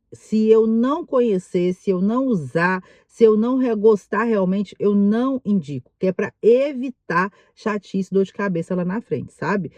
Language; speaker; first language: Portuguese; native; Portuguese